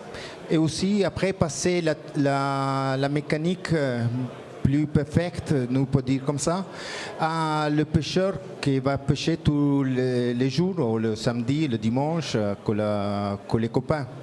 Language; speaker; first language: French; non-native, learner; Italian